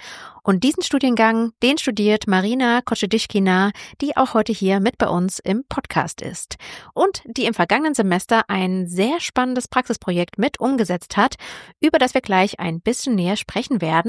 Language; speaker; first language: German; native; German